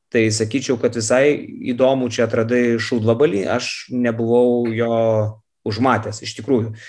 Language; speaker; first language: Lithuanian; native; Lithuanian